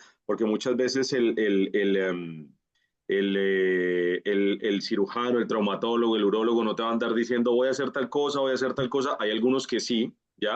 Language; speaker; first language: Spanish; native; Spanish